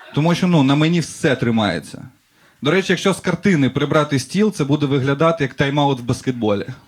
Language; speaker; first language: Ukrainian; non-native, local second language; Russian